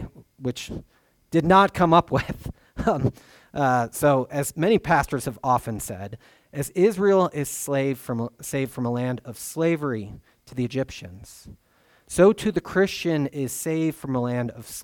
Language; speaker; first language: English; native; English